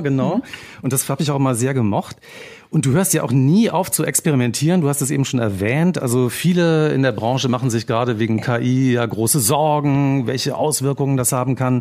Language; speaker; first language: German; native; German